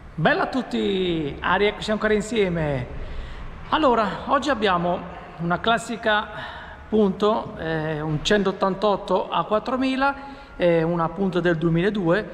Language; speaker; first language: Italian; native; Italian